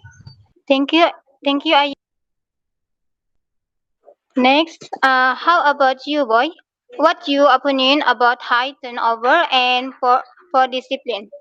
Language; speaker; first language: English; non-native, local second language; Malay